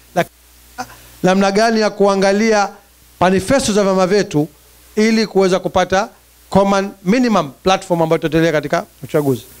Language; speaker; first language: Swahili; native; Swahili